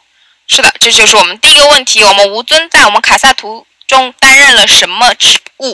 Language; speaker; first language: Chinese; native; Chinese